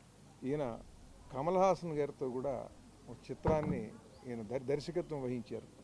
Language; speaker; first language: Telugu; native; Telugu